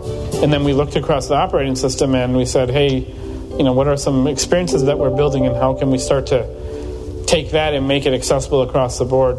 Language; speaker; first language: English; native; English